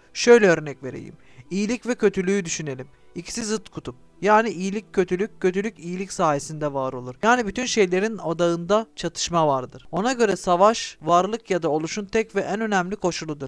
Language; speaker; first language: Turkish; native; Turkish